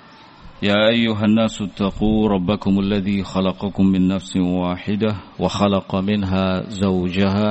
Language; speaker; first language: Arabic; non-native, fluent; Indonesian